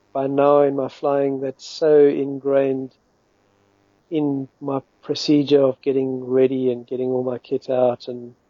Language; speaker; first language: English; native; English